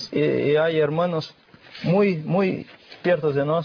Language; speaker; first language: Spanish; non-native, fluent; Portuguese